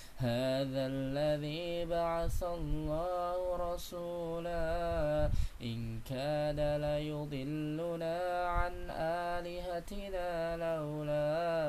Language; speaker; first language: Arabic; non-native, learner; Indonesian